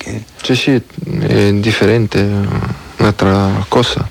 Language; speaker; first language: Spanish; non-native, learner; French